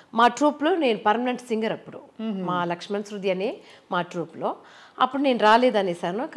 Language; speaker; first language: Telugu; non-native, local second language; Tamil